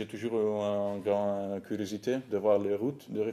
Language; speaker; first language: French; non-native, fluent; Italian